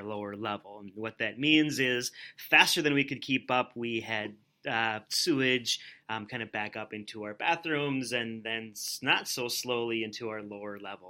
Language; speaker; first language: English; native; English